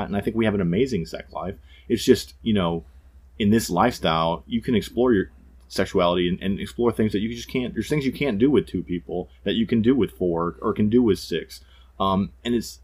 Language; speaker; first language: English; native; English